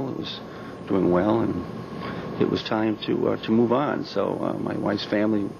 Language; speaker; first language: English; native; English